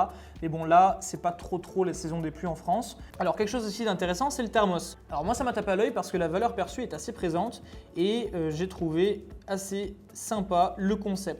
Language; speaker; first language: French; native; French